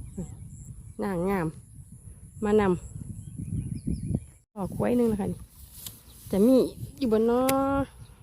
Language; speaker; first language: Thai; native; Thai